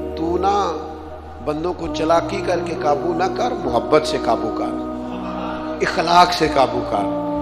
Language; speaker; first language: Urdu; non-native, local second language; Punjabi